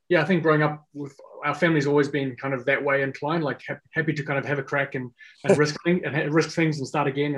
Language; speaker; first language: English; non-native, local second language; Afrikaans